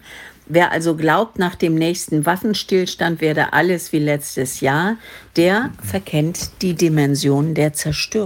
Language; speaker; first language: German; native; German